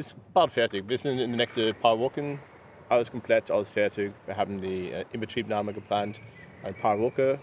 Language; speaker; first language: German; non-native, learner; English